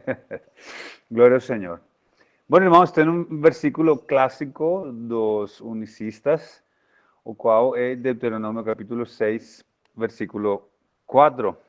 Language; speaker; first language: Portuguese; non-native, fluent; Spanish